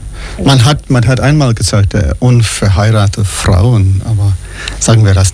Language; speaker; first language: German; non-native, fluent; English